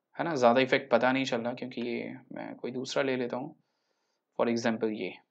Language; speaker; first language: Hindi; native; Hindi